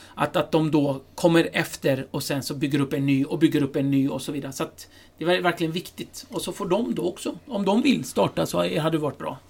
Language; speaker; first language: Swedish; early bilingual, other home language; Kurdish